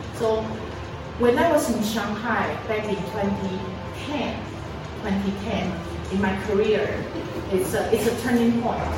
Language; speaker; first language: English; non-native, fluent; Chinese